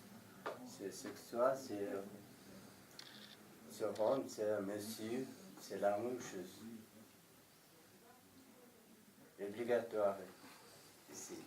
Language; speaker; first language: French; non-native, learner; Arabic